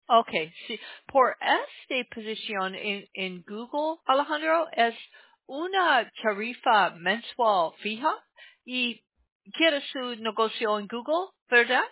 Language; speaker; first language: Spanish; non-native, learner; English